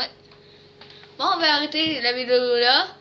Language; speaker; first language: French; native; French